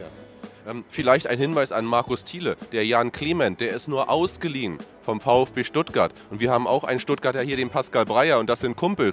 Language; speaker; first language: German; native; German